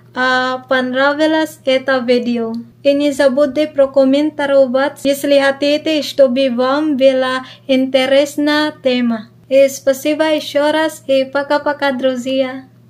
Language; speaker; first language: Russian; non-native, learner; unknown